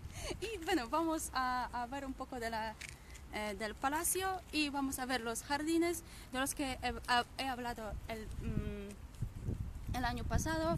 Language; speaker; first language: Spanish; non-native, fluent; Polish